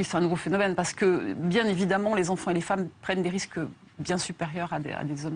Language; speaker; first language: French; native; French